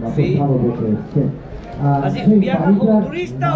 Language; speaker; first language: Spanish; non-native, fluent; Bangla